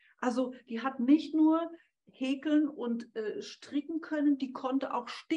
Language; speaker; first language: German; native; German